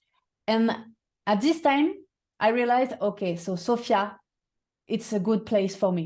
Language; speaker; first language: English; non-native, fluent; French